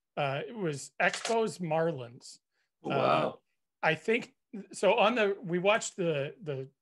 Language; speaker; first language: English; native; English